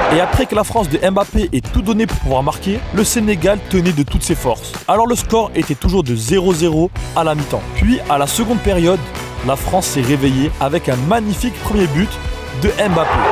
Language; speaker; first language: French; native; French